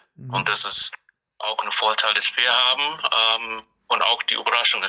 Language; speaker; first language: German; non-native, fluent; English